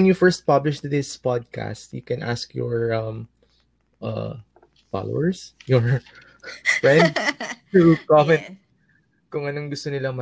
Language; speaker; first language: English; non-native, local second language; Aklanon